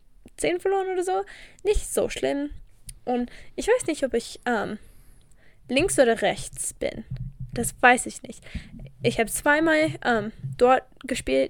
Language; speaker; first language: German; non-native, learner; English